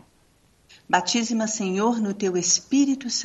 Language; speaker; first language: Italian; non-native, fluent; Portuguese